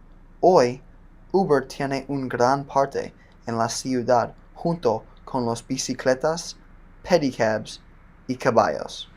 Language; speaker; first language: Spanish; non-native, learner; English